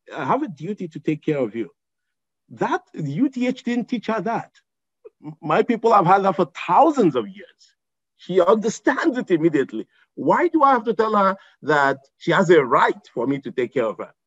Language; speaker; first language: English; non-native, local second language; Igbo